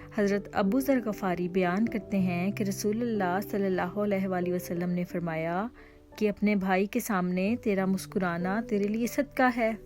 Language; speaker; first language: Urdu; native; Urdu